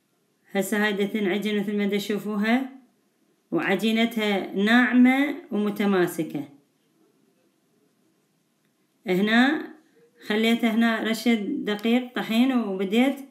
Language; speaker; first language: Arabic; native; Arabic